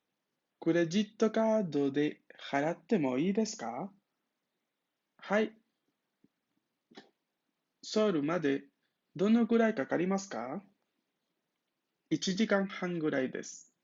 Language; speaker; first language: Japanese; non-native, fluent; Spanish